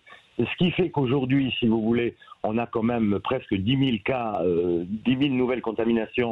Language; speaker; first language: French; native; French